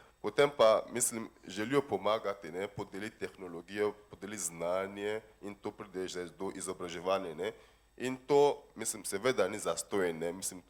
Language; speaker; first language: Slovenian; non-native, fluent; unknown